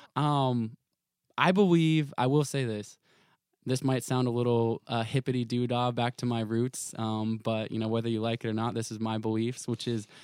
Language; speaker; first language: English; native; English